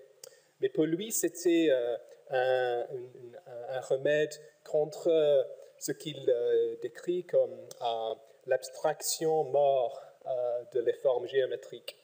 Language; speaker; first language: French; non-native, fluent; English